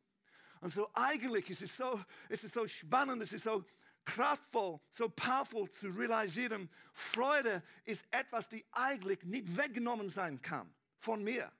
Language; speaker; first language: German; non-native, learner; English